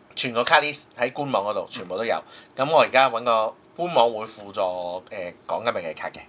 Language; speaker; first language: Cantonese; native; Cantonese